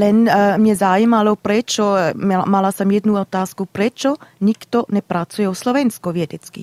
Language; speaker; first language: Slovak; non-native, fluent; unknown